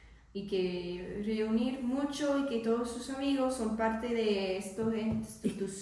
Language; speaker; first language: Spanish; non-native, learner; English